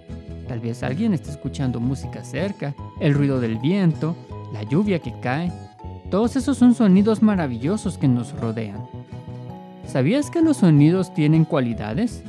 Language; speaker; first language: Spanish; native; Spanish